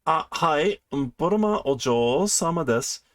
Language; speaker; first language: Japanese; non-native, learner; English